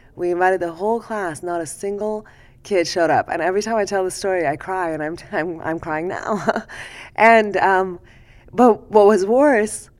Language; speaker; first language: English; early bilingual, other home language; Persian